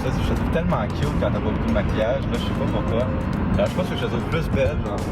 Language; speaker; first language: French; native; French